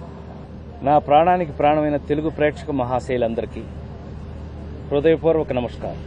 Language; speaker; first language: Telugu; native; Telugu